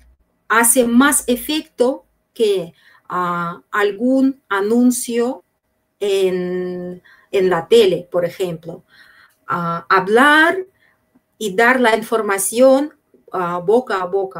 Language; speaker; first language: Spanish; non-native, fluent; Russian